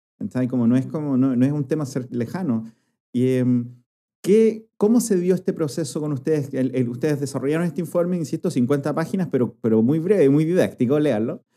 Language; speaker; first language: Spanish; native; Spanish